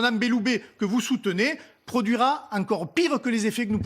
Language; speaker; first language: French; native; French